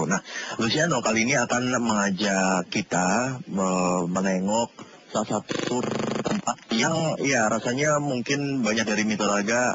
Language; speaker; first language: Indonesian; native; Indonesian